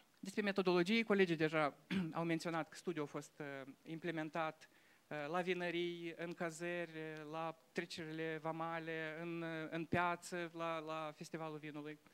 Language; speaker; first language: Romanian; non-native, local second language; Russian